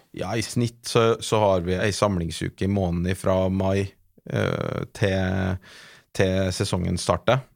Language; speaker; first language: Norwegian; native; Norwegian